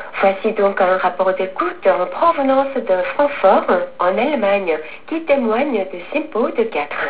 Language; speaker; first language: French; non-native, fluent; Korean